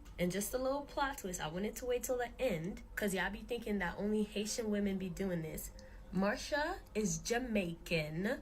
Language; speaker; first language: English; native; English